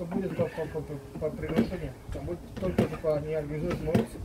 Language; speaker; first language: Russian; non-native, fluent; Lithuanian